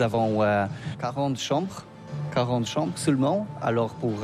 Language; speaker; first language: French; non-native, learner; Polish